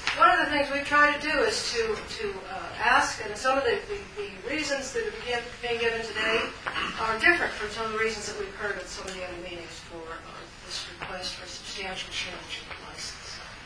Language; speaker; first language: English; native; English